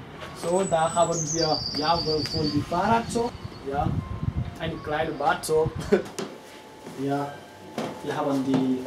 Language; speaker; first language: German; non-native, learner; French